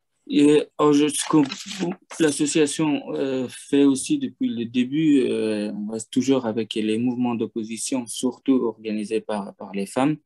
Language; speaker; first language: French; non-native, fluent; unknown